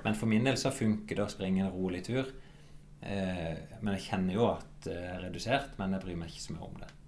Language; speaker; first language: Norwegian; native; Norwegian